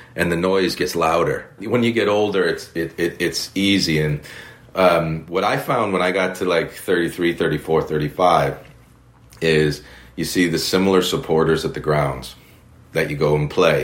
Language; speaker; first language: English; native; English